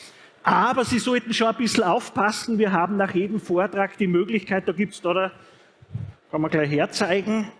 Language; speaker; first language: German; native; German